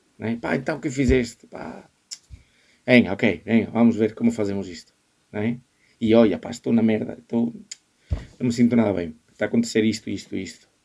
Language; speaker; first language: Portuguese; non-native, fluent; Spanish